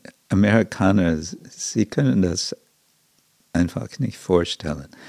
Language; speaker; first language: German; non-native, fluent; English